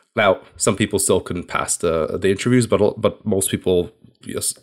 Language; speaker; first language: English; non-native, fluent; Hungarian